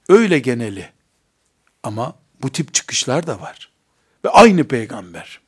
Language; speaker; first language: Turkish; native; Turkish